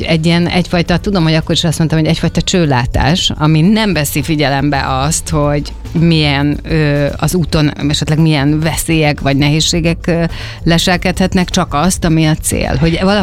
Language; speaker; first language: Hungarian; native; Hungarian